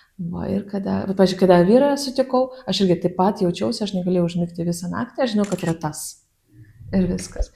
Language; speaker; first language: Lithuanian; non-native, fluent; Russian